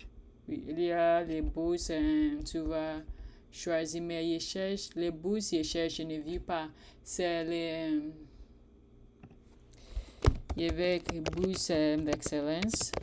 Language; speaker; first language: French; non-native, learner; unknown